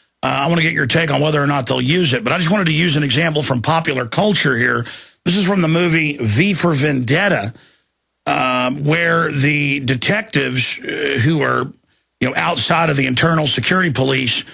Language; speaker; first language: English; native; English